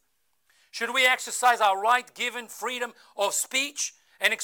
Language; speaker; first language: English; non-native, fluent; Portuguese